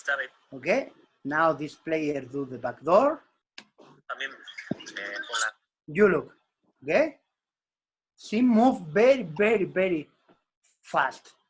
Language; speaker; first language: English; non-native, learner; Spanish